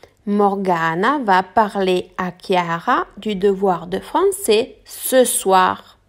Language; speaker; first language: French; non-native, fluent; Italian